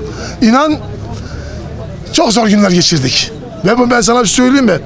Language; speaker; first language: Turkish; native; Turkish